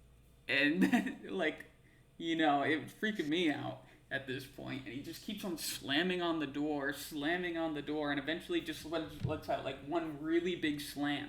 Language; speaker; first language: English; native; English